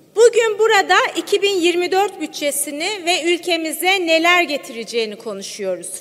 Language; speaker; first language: Turkish; native; Turkish